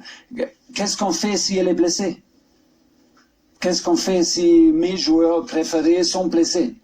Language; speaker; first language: French; non-native, learner; German